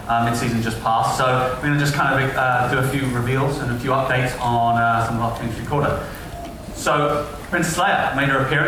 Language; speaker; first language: English; native; English